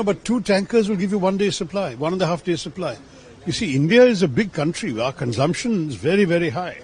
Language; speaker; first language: English; non-native, local second language; Malayalam